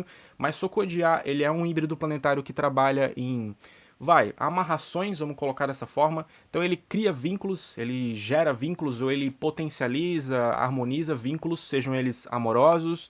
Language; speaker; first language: Portuguese; native; Portuguese